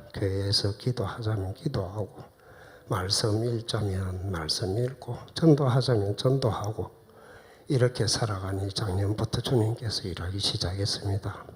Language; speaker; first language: Korean; native; Korean